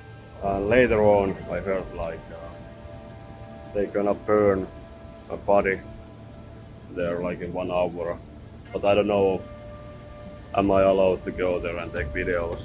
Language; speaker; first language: English; non-native, fluent; Finnish